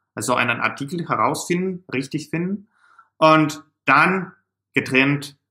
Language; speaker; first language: German; non-native, fluent; Russian